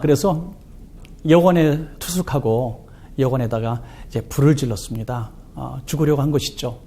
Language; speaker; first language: Korean; native; Korean